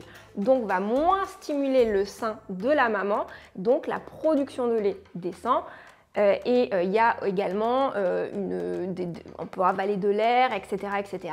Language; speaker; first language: French; native; French